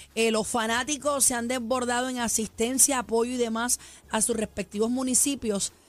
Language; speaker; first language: Spanish; native; Spanish